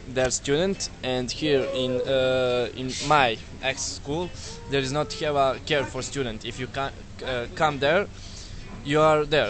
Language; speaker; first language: English; non-native, learner; Serbian